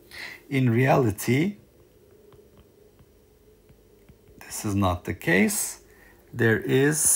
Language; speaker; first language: English; non-native, fluent; Turkish